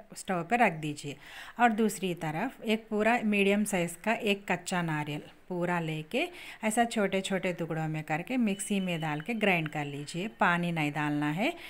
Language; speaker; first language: Hindi; native; Hindi